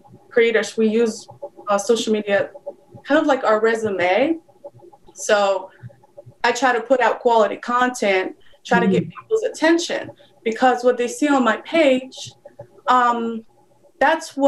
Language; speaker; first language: English; non-native, fluent; Polish